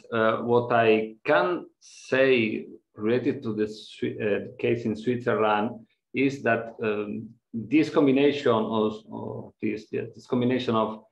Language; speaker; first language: English; non-native, fluent; Spanish